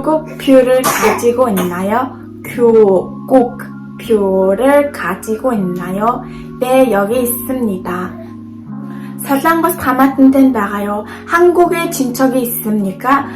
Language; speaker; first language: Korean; non-native, learner; Mongolian